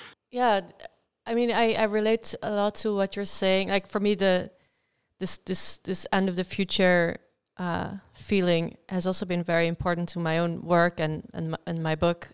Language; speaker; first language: English; non-native, fluent; Dutch